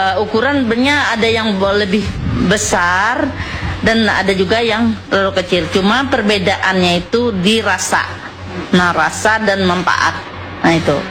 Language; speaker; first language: Indonesian; non-native, local second language; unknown